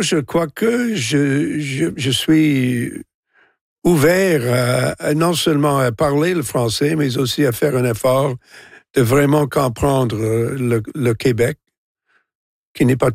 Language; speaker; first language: French; non-native, local second language; English